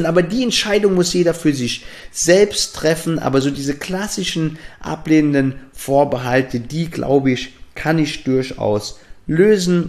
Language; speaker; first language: German; native; German